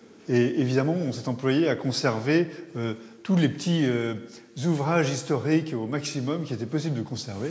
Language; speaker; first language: French; native; French